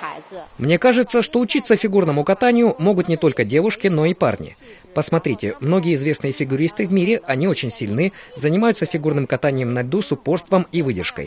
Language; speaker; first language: Russian; native; Russian